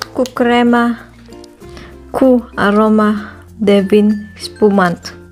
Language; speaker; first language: English; non-native, local second language; Filipino